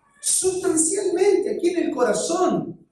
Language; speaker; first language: Spanish; native; Spanish